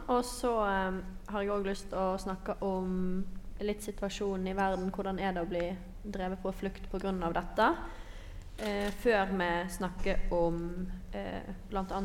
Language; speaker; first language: Norwegian; native; Norwegian